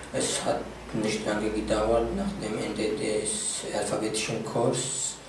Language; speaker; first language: German; non-native, fluent; Kurdish